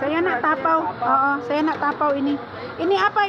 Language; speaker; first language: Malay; non-native, learner; Filipino